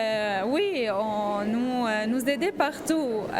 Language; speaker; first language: French; non-native, learner; Arabic